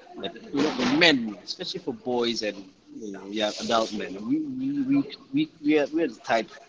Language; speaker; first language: English; non-native, local second language; Malay